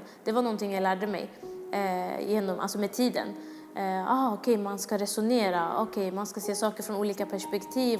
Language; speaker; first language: Swedish; early bilingual, other home language; Kurdish